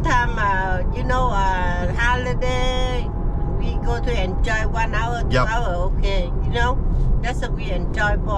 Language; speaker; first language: English; non-native, learner; Vietnamese